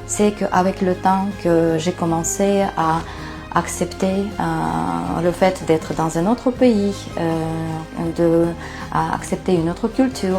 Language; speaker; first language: French; non-native, fluent; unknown